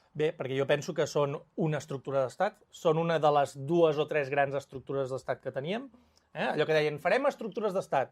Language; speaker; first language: Catalan; native; Catalan